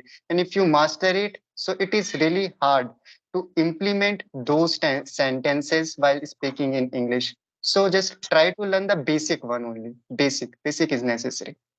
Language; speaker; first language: English; non-native, local second language; Hindi